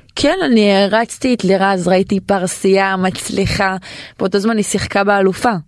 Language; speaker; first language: Hebrew; native; Hebrew